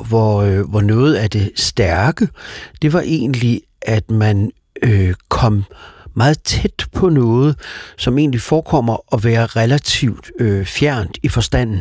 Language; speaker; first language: Danish; native; Danish